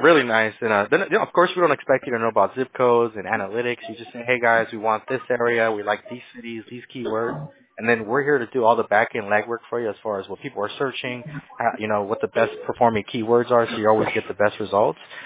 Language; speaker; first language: English; early bilingual, other home language; Spanish